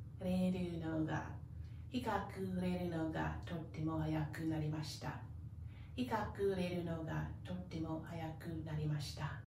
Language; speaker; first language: Japanese; non-native, learner; English